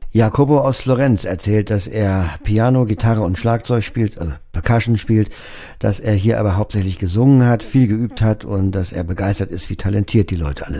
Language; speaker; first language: German; native; German